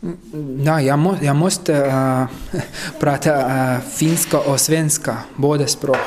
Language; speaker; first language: Swedish; non-native, learner; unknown